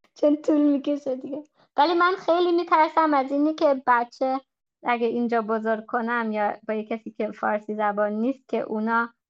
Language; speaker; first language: Persian; early bilingual, heritage; Persian